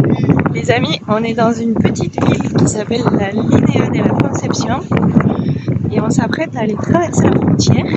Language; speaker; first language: French; native; French